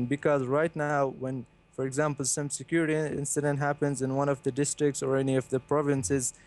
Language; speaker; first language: English; non-native, fluent; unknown